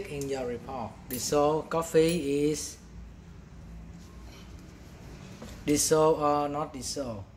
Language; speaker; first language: English; non-native, learner; Vietnamese